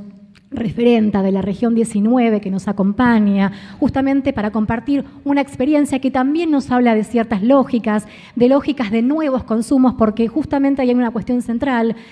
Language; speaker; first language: Spanish; native; Spanish